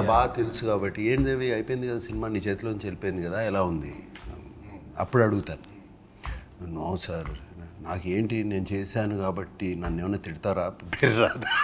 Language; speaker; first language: Telugu; native; Telugu